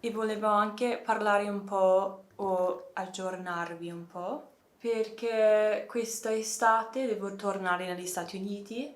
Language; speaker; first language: Italian; non-native, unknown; English